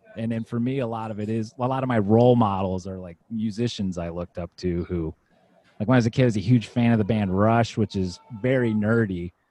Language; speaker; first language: English; native; English